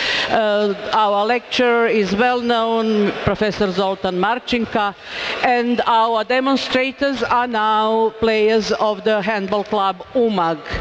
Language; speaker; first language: English; non-native, fluent; Croatian